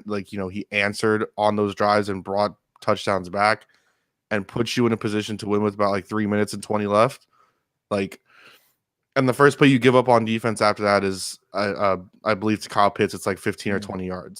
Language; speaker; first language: English; native; English